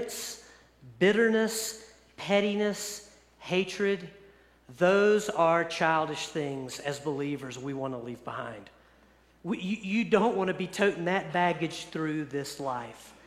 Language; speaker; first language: English; native; English